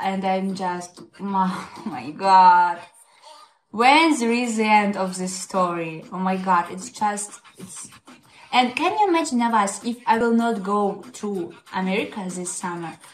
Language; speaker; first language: English; non-native, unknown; Russian